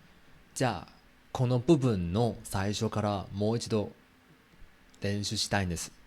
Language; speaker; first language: Japanese; non-native, learner; Chinese